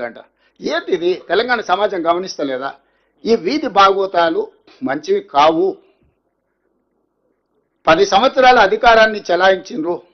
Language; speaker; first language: Telugu; native; Telugu